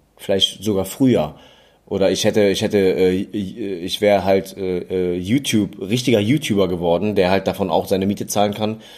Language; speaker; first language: German; early bilingual, other home language; English